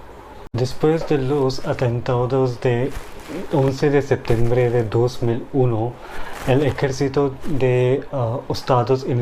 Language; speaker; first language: Spanish; non-native, learner; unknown